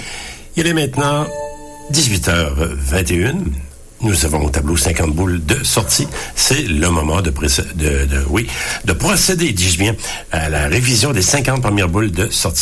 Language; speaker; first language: French; native; French